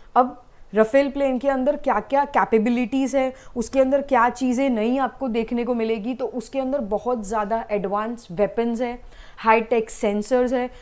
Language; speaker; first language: Hindi; non-native, local second language; Gujarati